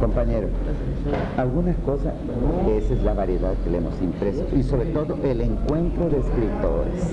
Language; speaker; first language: Spanish; native; Spanish